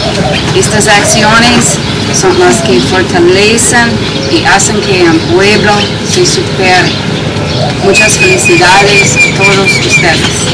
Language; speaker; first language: Spanish; non-native, fluent; English